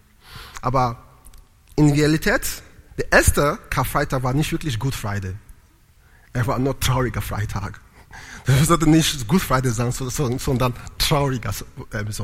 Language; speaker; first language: German; non-native, learner; Italian